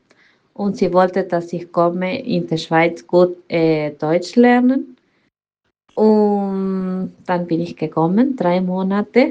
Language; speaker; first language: German; non-native, fluent; Spanish